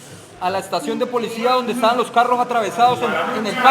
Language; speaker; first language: Spanish; native; Spanish